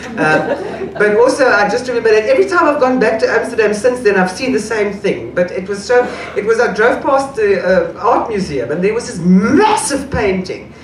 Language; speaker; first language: English; native; English